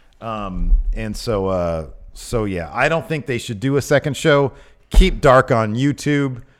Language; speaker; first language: English; native; English